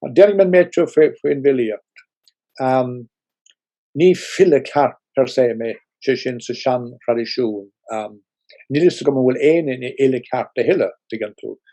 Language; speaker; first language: Irish; non-native, local second language; English